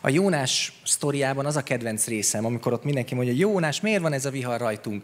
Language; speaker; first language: Hungarian; native; Hungarian